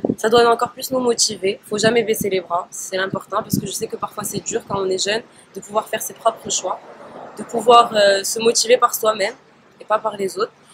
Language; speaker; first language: French; non-native, local second language; Arabic